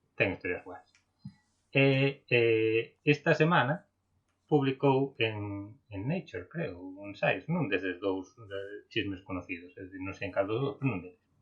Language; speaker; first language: Galician; non-native, local second language; Spanish